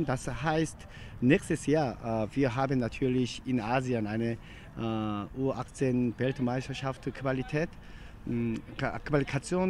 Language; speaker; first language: German; non-native, learner; Korean